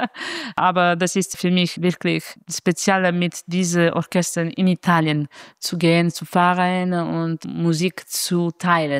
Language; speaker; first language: German; non-native, fluent; Italian